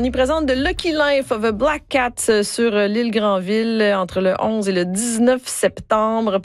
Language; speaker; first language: French; native; French